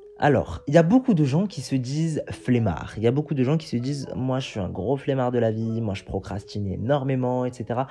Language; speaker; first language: French; non-native, local second language; Arabic